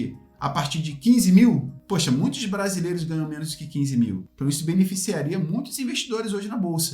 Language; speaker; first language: Portuguese; native; Portuguese